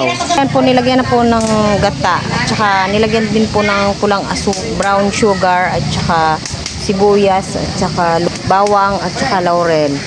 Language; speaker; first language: Filipino; native; Filipino